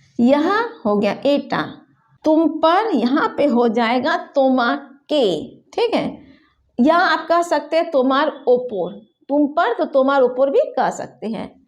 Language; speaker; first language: Hindi; native; Hindi